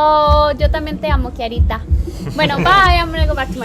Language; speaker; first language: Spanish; native; Spanish